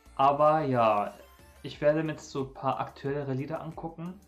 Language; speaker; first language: German; native; German